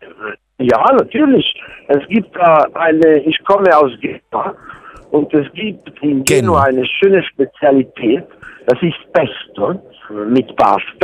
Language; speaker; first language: German; non-native, learner; Italian